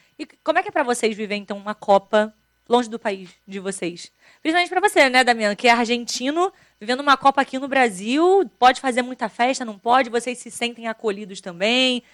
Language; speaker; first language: Portuguese; native; Portuguese